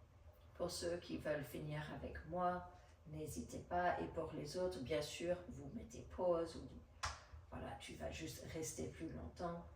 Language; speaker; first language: French; non-native, fluent; English